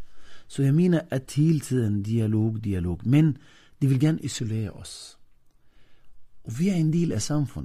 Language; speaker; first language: Danish; non-native, fluent; Arabic